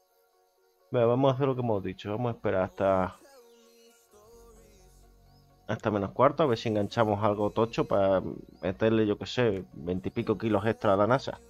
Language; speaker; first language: Spanish; native; Spanish